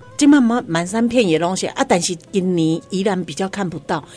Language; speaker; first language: Chinese; non-native, local second language; Hakka Chinese